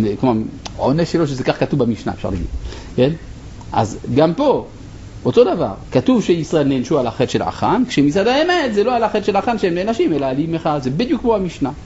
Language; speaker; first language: Hebrew; non-native, fluent; French